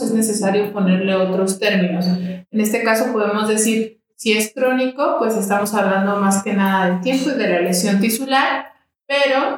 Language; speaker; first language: Spanish; native; Spanish